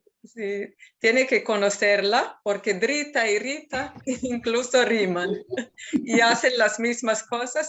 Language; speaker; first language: Spanish; non-native, fluent; Serbian